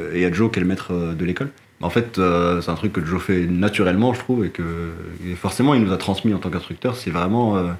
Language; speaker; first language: French; non-native, local second language; Arabic